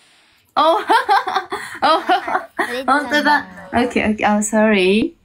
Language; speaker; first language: English; non-native, fluent; Japanese